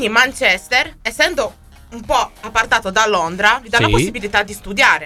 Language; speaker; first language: Italian; native; Italian